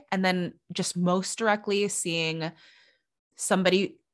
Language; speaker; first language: English; early bilingual, other home language; Filipino